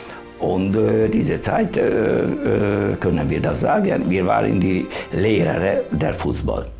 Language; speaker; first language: German; non-native, learner; Hungarian